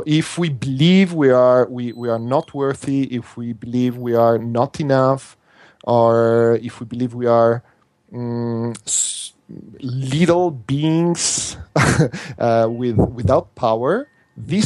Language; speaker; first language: English; non-native, fluent; Italian